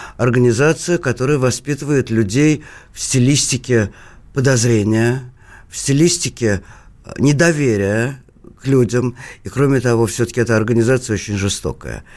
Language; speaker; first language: Russian; native; Russian